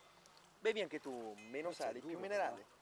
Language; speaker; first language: Italian; native; Italian